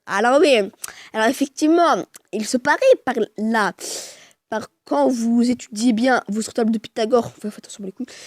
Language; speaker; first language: French; native; French